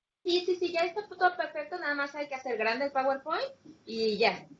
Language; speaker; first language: Spanish; native; Spanish